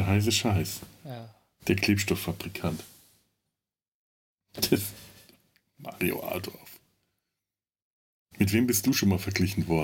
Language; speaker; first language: German; native; German